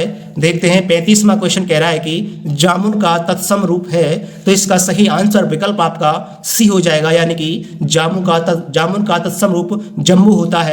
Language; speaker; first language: Hindi; native; Hindi